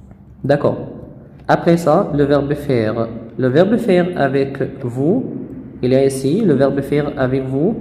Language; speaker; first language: French; non-native, fluent; Arabic